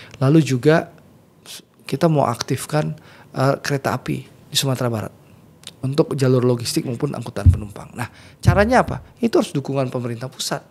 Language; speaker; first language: Indonesian; native; Indonesian